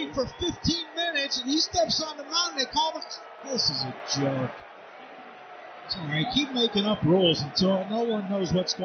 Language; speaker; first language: English; native; English